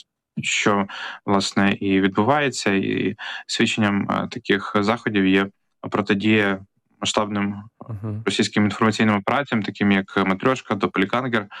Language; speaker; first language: Ukrainian; native; Ukrainian